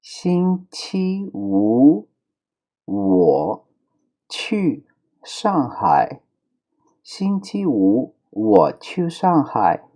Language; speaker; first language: Chinese; non-native, fluent; Urdu